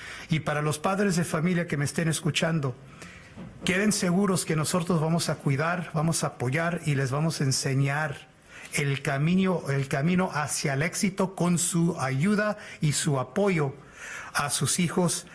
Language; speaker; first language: Spanish; early bilingual, heritage; Spanish